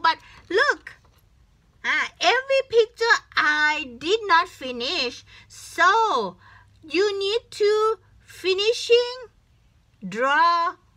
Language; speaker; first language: English; non-native, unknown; Thai